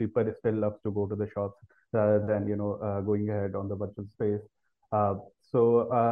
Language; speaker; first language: English; non-native, local second language; Hindi